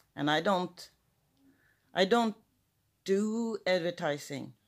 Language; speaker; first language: English; non-native, fluent; Swedish